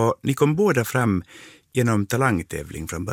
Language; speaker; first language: Swedish; native; Swedish